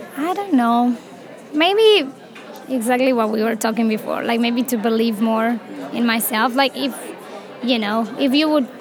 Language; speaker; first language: English; non-native, fluent; Romanian